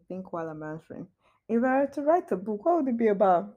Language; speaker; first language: English; non-native, local second language; Yoruba